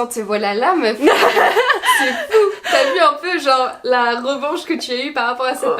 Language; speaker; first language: French; native; French